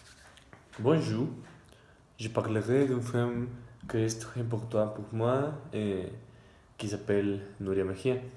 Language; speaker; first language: French; non-native, learner; Spanish